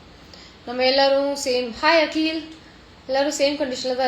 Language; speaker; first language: Tamil; non-native, fluent; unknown